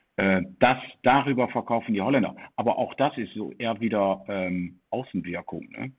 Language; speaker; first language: German; early bilingual, heritage; German